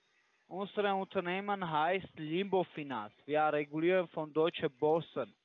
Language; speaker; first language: German; non-native, learner; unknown